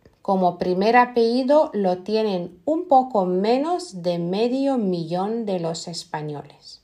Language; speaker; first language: Spanish; non-native, fluent; Lithuanian